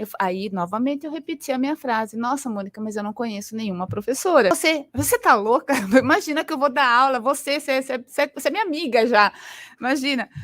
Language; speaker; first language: Portuguese; early bilingual, other home language; Spanish